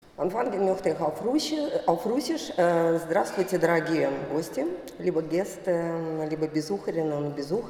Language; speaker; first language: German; non-native, fluent; Russian